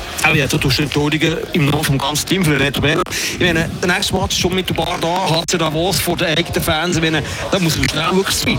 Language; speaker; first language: German; native; German